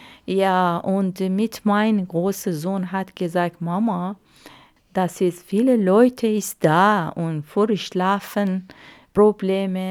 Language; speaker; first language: German; non-native, learner; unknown